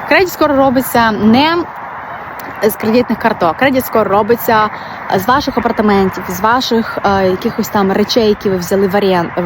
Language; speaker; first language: Ukrainian; non-native, local second language; Russian